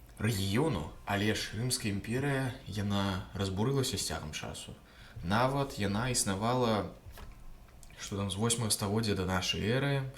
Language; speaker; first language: Belarusian; non-native, local second language; Russian